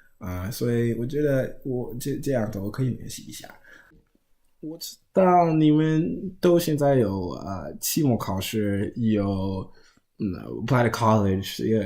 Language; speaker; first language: Chinese; non-native, learner; English